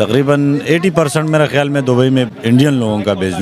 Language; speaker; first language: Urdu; non-native, local second language; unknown